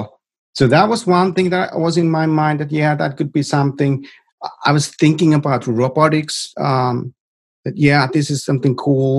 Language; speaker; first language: English; non-native, fluent; Finnish